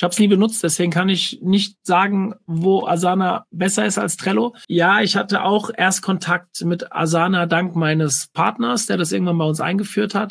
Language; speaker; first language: German; native; German